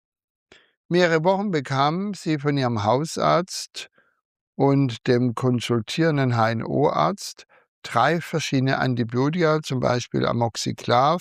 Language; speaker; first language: German; native; German